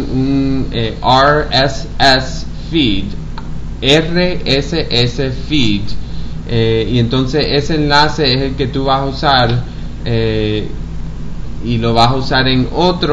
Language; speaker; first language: Spanish; early bilingual, heritage; Spanish